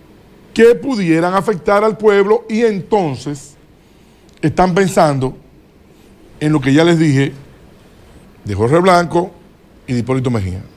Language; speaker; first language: Spanish; native; Spanish